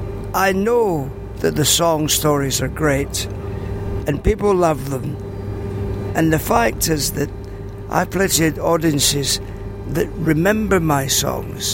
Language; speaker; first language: English; native; English